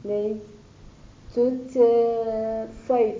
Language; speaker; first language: Dutch; non-native, learner; Arabic